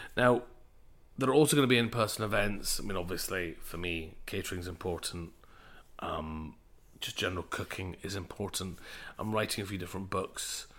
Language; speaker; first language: English; native; English